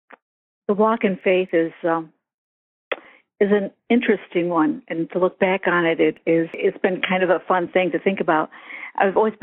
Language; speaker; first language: English; native; English